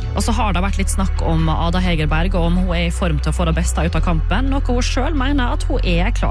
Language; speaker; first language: Norwegian; native; Norwegian